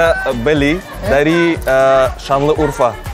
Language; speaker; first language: Indonesian; non-native, fluent; Turkish